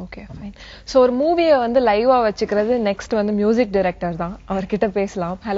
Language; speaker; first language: Tamil; native; Tamil